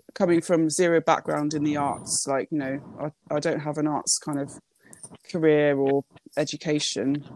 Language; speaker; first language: English; early bilingual, other home language; Japanese